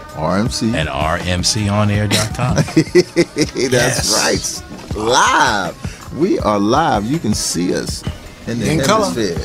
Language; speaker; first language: English; native; English